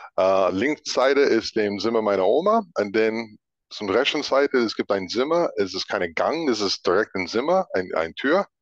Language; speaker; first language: German; non-native, fluent; English